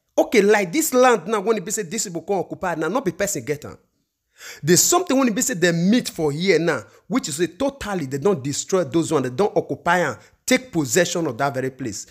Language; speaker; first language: Nigerian Pidgin; non-native, local second language; Igbo